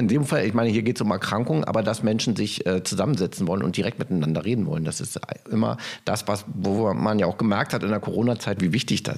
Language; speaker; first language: German; native; German